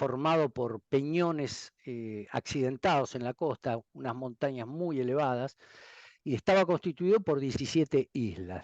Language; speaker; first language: Spanish; native; Spanish